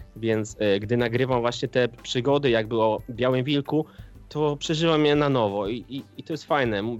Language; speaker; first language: Polish; native; Polish